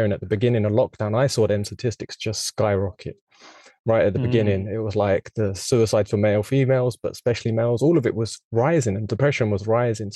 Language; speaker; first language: English; native; English